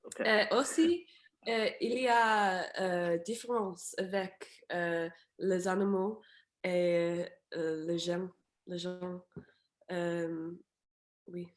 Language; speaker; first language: French; non-native, fluent; English